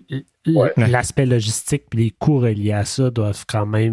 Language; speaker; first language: French; native; French